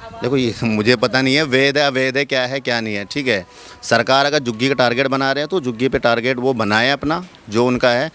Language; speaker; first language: Hindi; native; Hindi